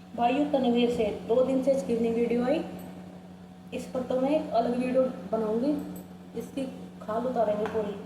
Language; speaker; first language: Hindi; native; Hindi